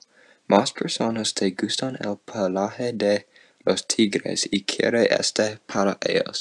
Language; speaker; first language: Spanish; non-native, learner; English